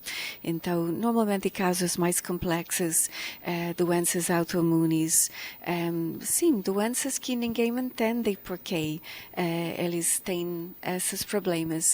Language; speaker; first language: Portuguese; non-native, fluent; English